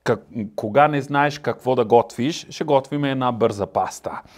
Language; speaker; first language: Bulgarian; non-native, learner; Italian